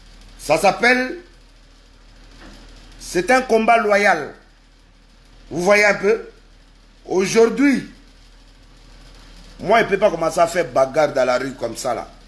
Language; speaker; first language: French; non-native, local second language; Lingala